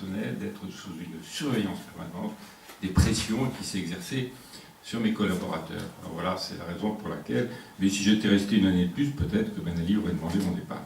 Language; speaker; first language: French; native; French